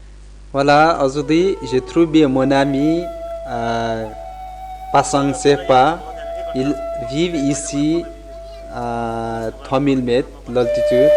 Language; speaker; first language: French; non-native, learner; Sherpa